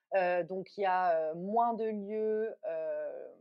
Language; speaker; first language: French; non-native, fluent; Dutch